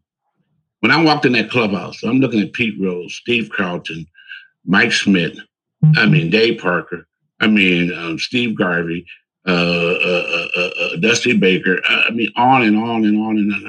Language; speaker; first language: English; native; English